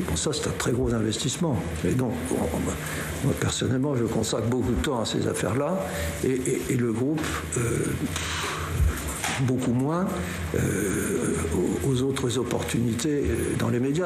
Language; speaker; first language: French; native; French